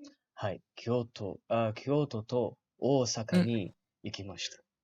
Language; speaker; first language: Japanese; non-native, learner; Malay